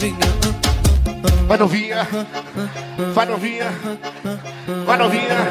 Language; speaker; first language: Portuguese; native; Portuguese